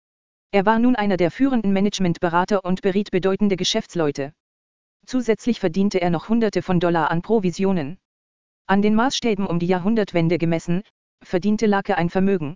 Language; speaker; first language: German; native; German